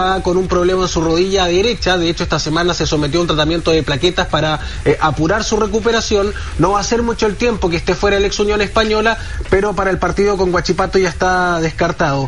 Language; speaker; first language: Spanish; native; Spanish